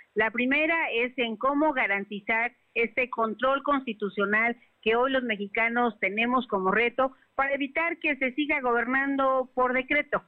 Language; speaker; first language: Spanish; native; Spanish